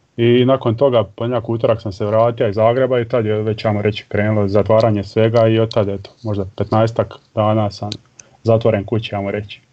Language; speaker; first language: Croatian; native; Croatian